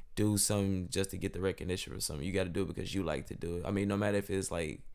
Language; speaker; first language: English; native; English